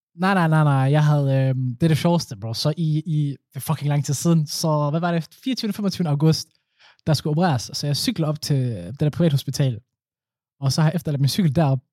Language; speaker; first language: Danish; early bilingual, other home language; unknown